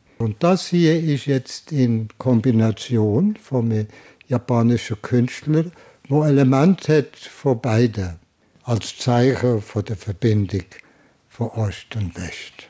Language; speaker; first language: German; native; German